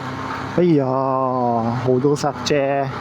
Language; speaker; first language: Chinese; non-native, learner; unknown